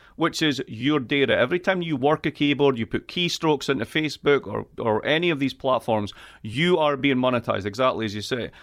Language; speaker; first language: English; native; English